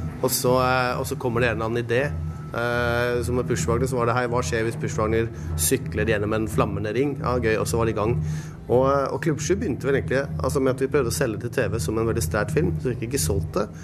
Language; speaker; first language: Norwegian; native; Norwegian